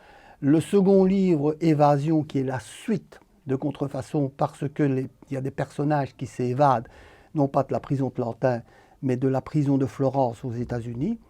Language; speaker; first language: French; native; French